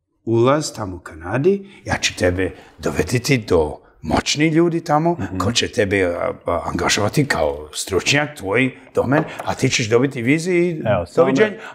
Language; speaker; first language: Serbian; early bilingual, heritage; English